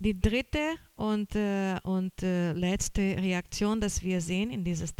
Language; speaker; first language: German; non-native, fluent; Portuguese